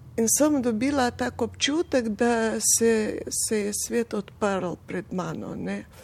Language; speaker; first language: Slovenian; non-native, fluent; Russian